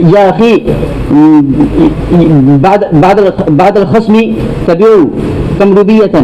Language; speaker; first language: Arabic; non-native, learner; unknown